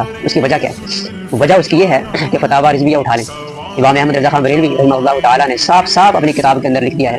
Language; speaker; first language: Urdu; native; Urdu